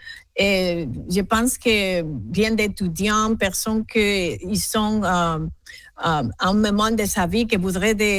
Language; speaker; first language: French; non-native, fluent; Spanish